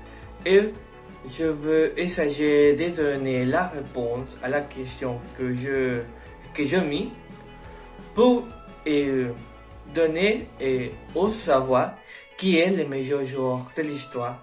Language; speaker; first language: French; non-native, learner; Spanish